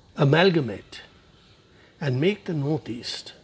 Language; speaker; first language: English; non-native, local second language; Assamese